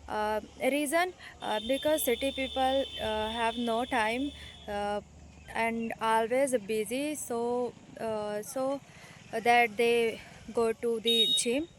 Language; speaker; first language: English; non-native, learner; Hindi